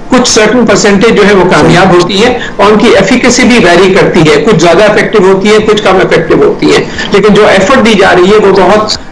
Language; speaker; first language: Urdu; native; Urdu